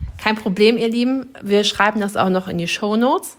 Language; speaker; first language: German; native; German